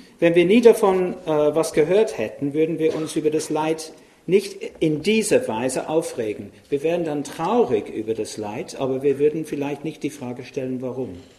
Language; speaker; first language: German; non-native, fluent; English